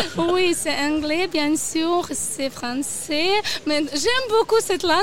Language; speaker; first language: French; non-native, learner; Ukrainian